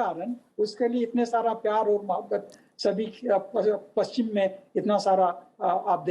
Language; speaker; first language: Hindi; non-native, fluent; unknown